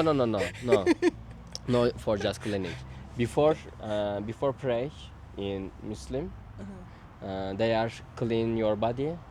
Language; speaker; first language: English; non-native, learner; Turkish